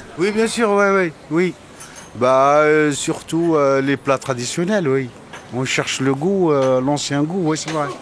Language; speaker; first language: French; non-native, local second language; Arabic